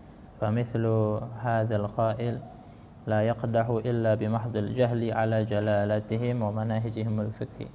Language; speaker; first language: Arabic; non-native, fluent; Indonesian